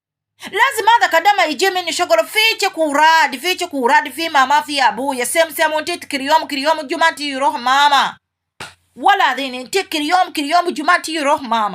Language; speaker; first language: Arabic; non-native, learner; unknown